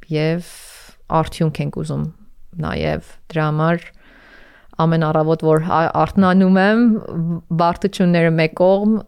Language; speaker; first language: Armenian; early bilingual, heritage; Armenian